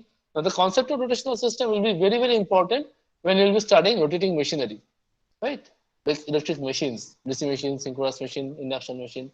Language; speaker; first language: English; non-native, local second language; Bangla